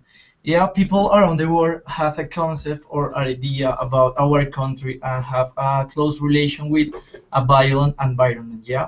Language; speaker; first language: English; non-native, learner; Spanish